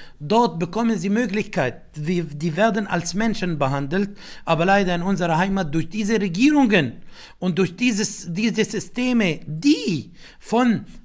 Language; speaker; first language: German; non-native, fluent; Arabic